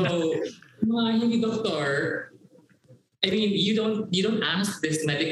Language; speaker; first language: English; non-native, local second language; Cebuano